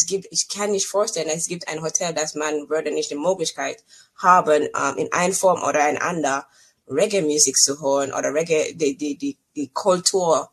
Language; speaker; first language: German; non-native, learner; English